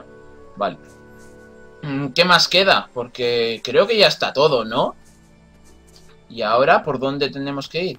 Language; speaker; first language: Spanish; native; Spanish